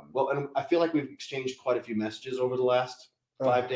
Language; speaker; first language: English; native; English